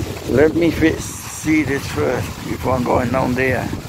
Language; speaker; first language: English; non-native, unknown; Spanish